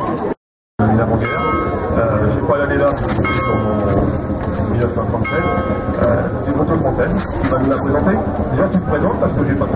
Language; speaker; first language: French; native; French